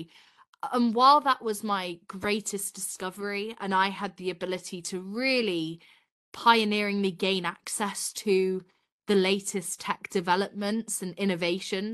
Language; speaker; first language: English; native; English